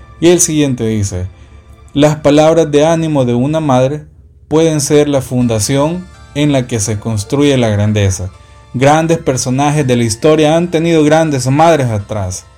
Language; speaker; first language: Spanish; native; Spanish